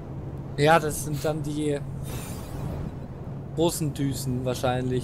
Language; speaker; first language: German; native; German